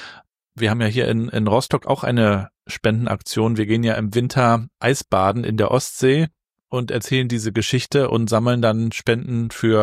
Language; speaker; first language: German; native; German